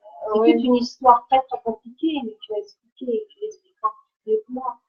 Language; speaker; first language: French; native; French